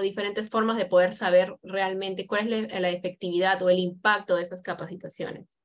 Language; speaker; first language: Spanish; native; Spanish